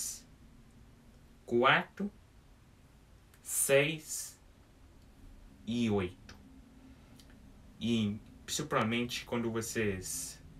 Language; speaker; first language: Portuguese; early bilingual, heritage; English